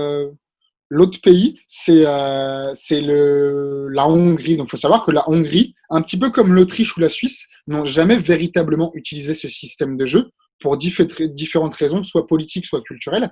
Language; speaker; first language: French; native; French